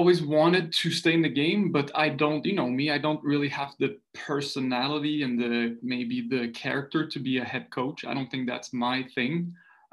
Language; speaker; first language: English; non-native, fluent; French